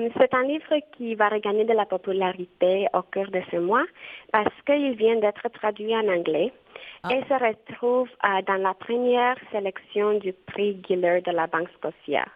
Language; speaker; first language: French; non-native, fluent; Romanian